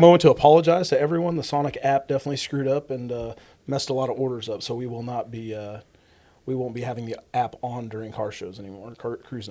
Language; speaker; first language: English; native; English